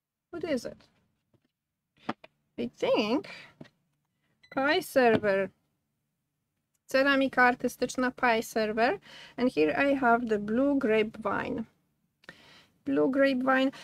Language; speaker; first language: English; non-native, fluent; Polish